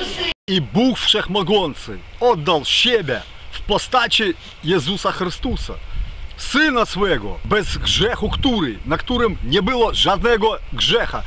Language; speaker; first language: Polish; non-native, fluent; Ukrainian